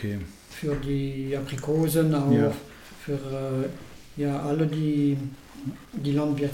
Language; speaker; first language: German; non-native, learner; French